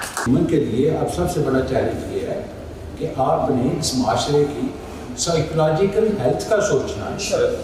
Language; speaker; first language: Urdu; non-native, local second language; Punjabi